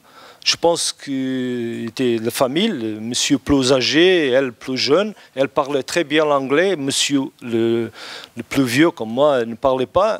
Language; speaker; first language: French; non-native, fluent; Portuguese